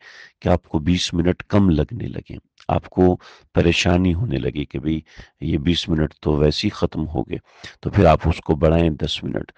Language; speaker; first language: Urdu; native; Urdu